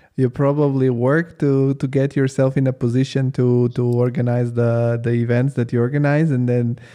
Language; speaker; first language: English; non-native, fluent; Italian